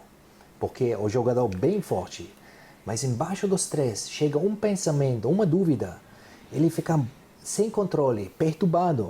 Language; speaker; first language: Portuguese; non-native, fluent; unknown